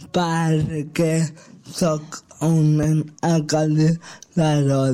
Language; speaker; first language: Catalan; non-native, local second language; Spanish